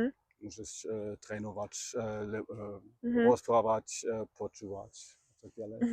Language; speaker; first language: Slovak; non-native, learner; German